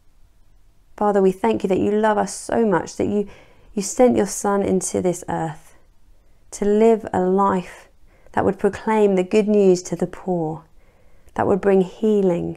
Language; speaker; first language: English; native; English